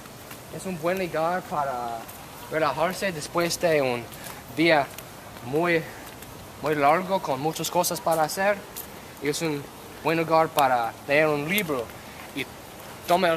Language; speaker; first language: Spanish; non-native, learner; English